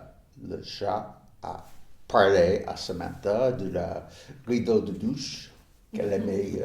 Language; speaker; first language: French; non-native, fluent; English